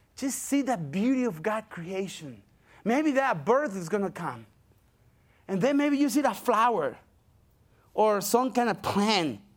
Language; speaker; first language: English; non-native, fluent; Spanish